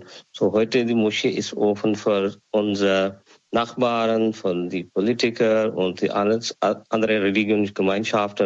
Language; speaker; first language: German; non-native, learner; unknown